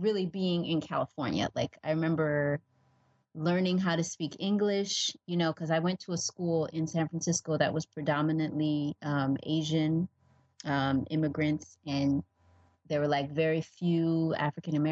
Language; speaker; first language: English; early bilingual, other home language; Oromo